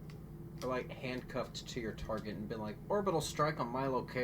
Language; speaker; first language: English; native; English